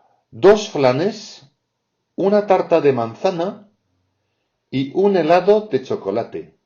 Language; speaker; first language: Spanish; non-native, fluent; French